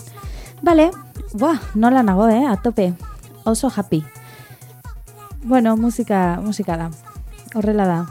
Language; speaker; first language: Basque; non-native, learner; Spanish